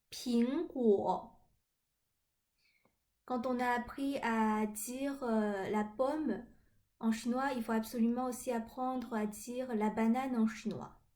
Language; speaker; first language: French; non-native, fluent; Chinese